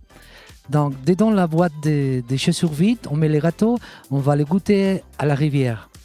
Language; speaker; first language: French; non-native, fluent; Catalan